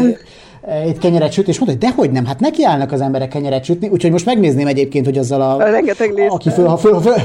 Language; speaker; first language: Hungarian; native; Hungarian